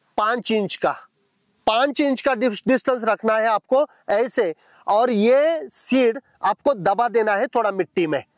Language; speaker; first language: Hindi; non-native, local second language; Marathi